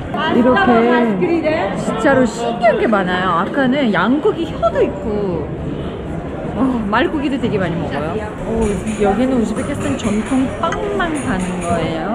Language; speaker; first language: Korean; non-native, fluent; Russian